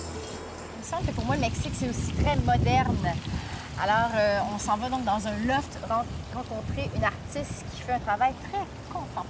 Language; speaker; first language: French; native; French